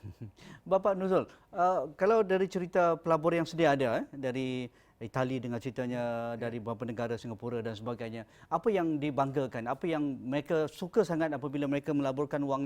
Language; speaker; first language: Malay; native; Malay